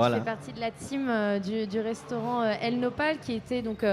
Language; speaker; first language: French; native; French